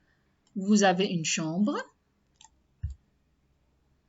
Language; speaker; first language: French; non-native, learner; Arabic